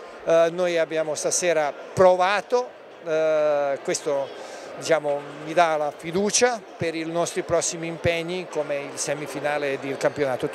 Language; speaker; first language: Italian; non-native, fluent; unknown